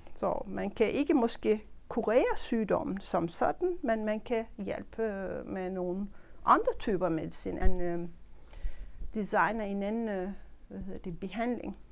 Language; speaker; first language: Danish; non-native, fluent; Turkish